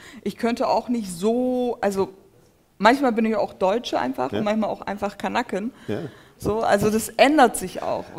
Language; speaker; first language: German; early bilingual, other home language; Turkish